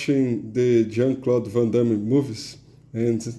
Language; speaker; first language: English; non-native, learner; Portuguese